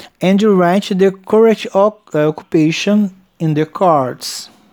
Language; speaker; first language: English; non-native, fluent; Portuguese